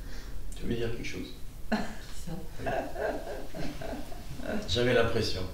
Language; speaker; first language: French; native; French